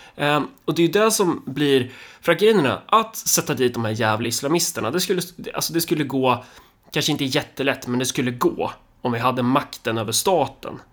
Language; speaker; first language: Swedish; early bilingual, other home language; Somali